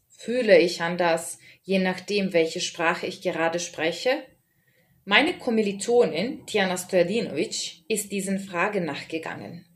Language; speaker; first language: German; non-native, fluent; Serbian